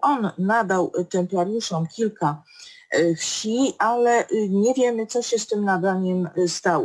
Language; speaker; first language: Polish; native; Polish